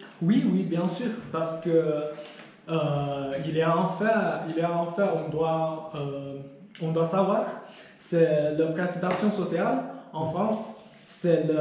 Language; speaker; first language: French; non-native, learner; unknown